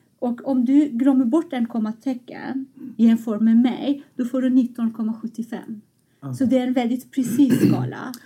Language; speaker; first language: Swedish; non-native, fluent; Persian